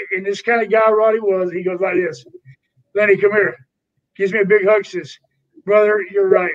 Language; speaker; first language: English; native; English